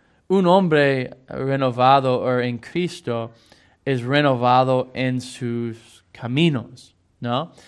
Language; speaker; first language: Spanish; non-native, fluent; English